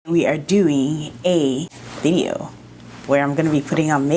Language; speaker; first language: English; native; English